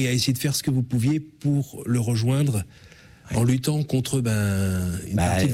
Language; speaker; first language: French; native; French